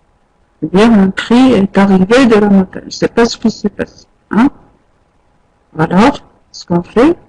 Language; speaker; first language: French; non-native, fluent; Arabic